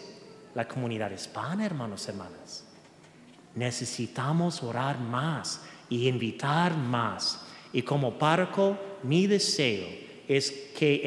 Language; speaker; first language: Spanish; early bilingual, heritage; English